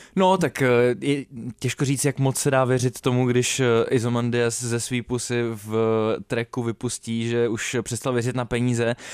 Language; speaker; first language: Czech; native; Czech